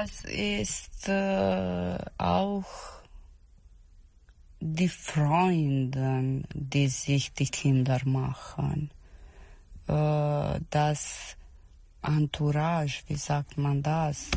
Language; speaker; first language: German; non-native, learner; Romanian